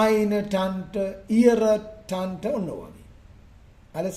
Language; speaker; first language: German; non-native, fluent; Sinhala